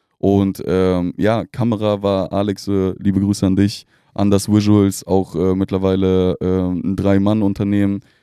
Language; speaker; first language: German; non-native, fluent; Russian